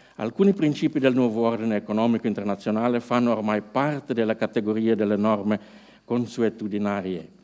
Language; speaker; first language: Italian; non-native, fluent; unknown